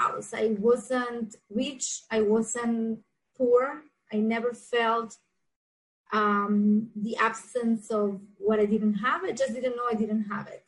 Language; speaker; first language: English; non-native, fluent; Spanish